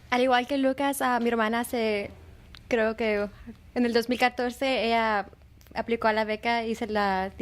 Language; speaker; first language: Spanish; early bilingual, heritage; Spanish